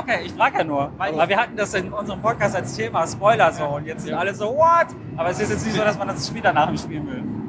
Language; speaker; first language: German; native; German